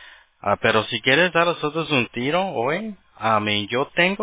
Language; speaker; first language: Spanish; early bilingual, heritage; Spanish